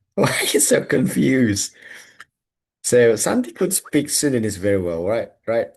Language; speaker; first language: English; non-native, fluent; Indonesian